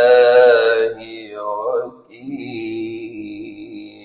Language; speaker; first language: Arabic; native; Arabic